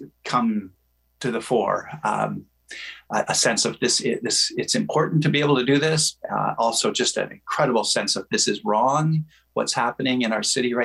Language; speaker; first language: English; native; English